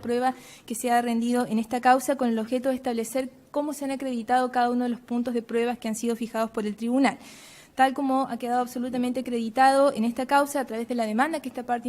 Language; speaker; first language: Spanish; native; Spanish